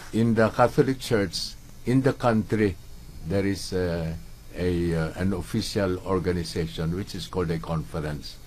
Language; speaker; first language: English; non-native, local second language; Filipino